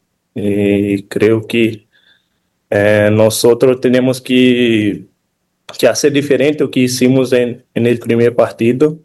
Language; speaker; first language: Spanish; non-native, fluent; Portuguese